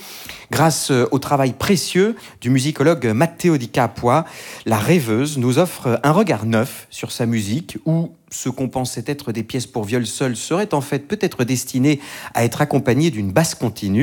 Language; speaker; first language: French; native; French